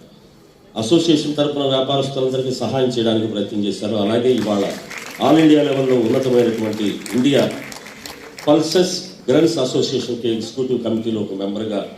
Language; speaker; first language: Telugu; native; Telugu